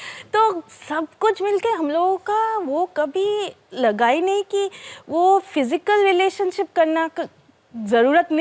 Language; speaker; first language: Hindi; non-native, local second language; Bangla